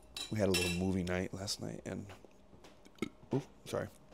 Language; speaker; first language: English; early bilingual, other home language; Spanish